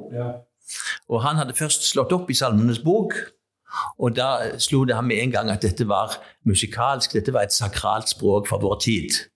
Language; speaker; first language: Norwegian; native; Norwegian